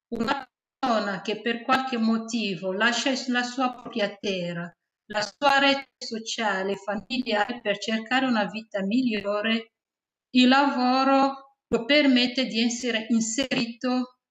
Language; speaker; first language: Italian; non-native, fluent; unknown